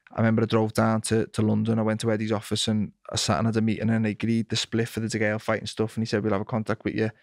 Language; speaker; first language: English; native; English